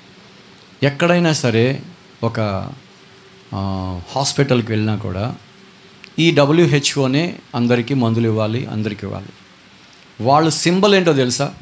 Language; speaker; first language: Telugu; native; Telugu